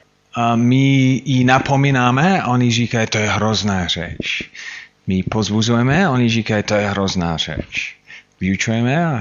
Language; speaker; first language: Czech; non-native, fluent; English